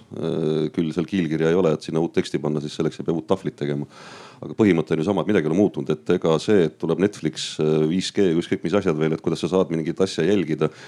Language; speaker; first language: Estonian; native; Estonian